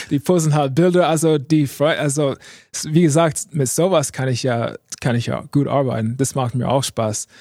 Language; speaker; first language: German; non-native, fluent; English